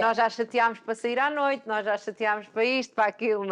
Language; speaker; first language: Portuguese; native; Portuguese